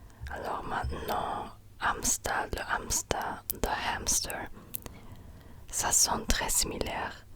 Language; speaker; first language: French; non-native, fluent; German